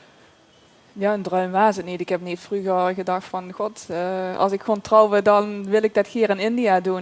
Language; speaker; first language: Dutch; native; Dutch